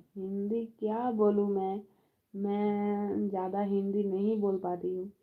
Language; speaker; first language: Hindi; non-native, local second language; Bangla